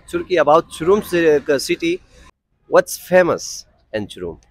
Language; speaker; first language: English; non-native, learner; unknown